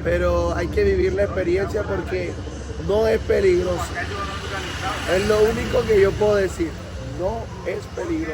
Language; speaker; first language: Spanish; native; Spanish